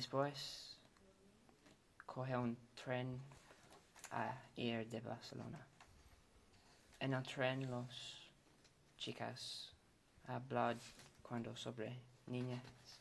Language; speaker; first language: Spanish; non-native, learner; English